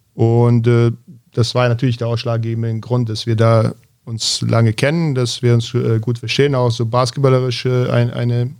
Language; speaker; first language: German; early bilingual, other home language; Bosnian